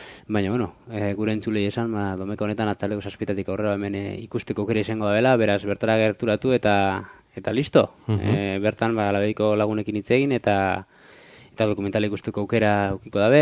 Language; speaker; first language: Basque; native; Basque